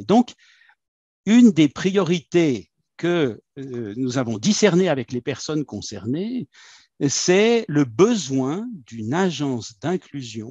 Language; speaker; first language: French; native; French